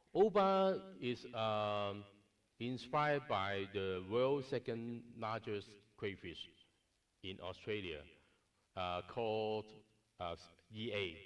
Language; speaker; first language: English; non-native, learner; Cantonese